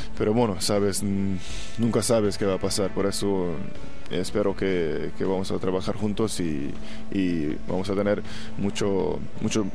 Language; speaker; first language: Spanish; non-native, fluent; Hungarian